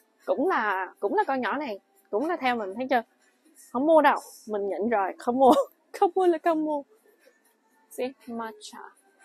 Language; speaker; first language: Vietnamese; early bilingual, heritage; Vietnamese